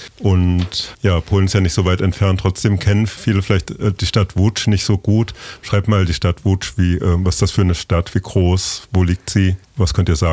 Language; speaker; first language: German; native; German